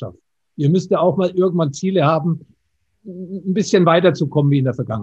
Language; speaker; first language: German; native; German